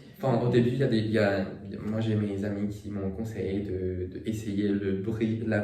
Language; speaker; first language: French; non-native, fluent; Chinese